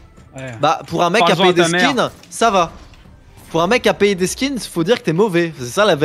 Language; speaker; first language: French; native; French